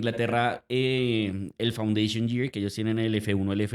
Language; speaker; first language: Spanish; native; Spanish